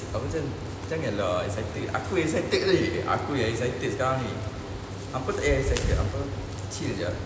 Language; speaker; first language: Malay; native; Malay